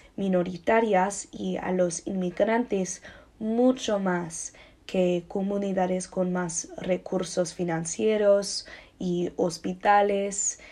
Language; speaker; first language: Spanish; non-native, learner; English